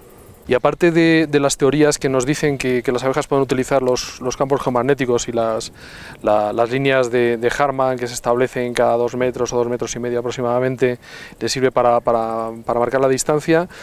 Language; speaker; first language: Spanish; native; Spanish